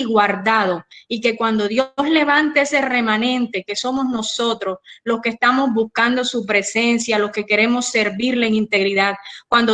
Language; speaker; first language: Spanish; native; Spanish